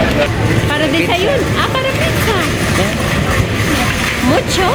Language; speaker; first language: Spanish; non-native, learner; Filipino